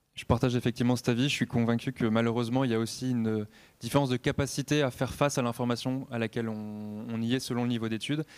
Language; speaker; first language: French; native; French